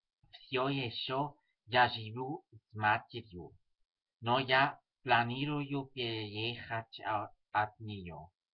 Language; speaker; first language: Russian; non-native, learner; Swiss German